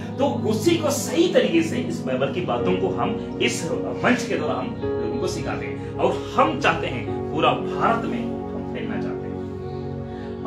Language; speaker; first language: Hindi; native; Hindi